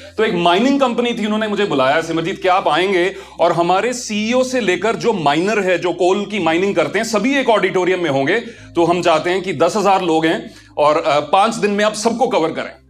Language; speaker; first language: Hindi; non-native, local second language; Punjabi